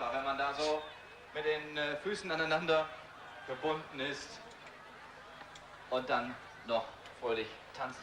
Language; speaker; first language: German; native; German